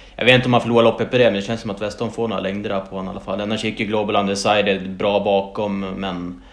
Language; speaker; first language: Swedish; native; Swedish